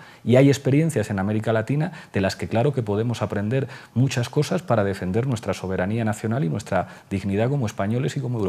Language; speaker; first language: Spanish; native; Spanish